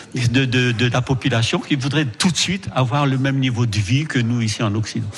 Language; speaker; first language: French; native; French